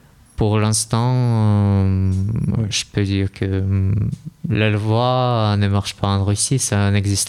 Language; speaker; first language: French; non-native, fluent; Russian